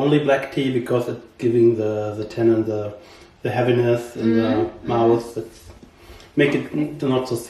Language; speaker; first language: English; non-native, learner; German